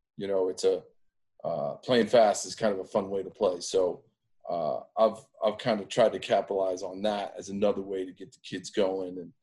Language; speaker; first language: English; native; English